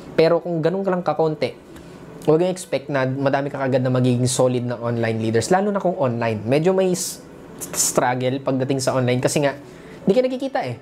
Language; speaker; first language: Filipino; native; Filipino